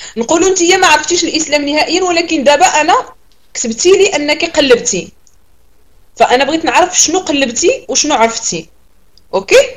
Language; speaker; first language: Arabic; native; Arabic